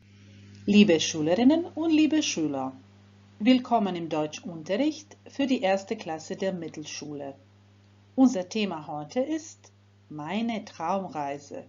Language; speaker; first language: German; non-native, fluent; Croatian